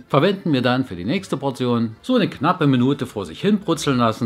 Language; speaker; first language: German; native; German